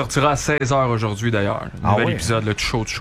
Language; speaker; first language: French; native; French